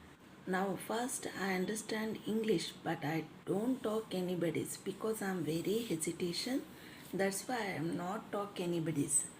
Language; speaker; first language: English; non-native, learner; Kannada